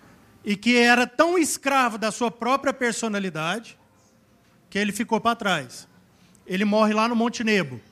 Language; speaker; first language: Portuguese; native; Portuguese